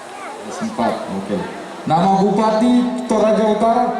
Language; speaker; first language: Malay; non-native, local second language; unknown